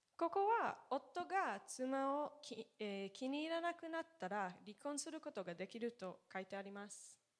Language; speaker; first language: Japanese; non-native, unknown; Hebrew